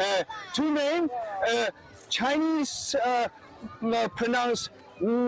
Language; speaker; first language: English; non-native, learner; Chinese